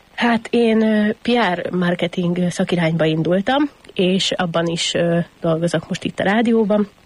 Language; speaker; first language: Hungarian; native; Hungarian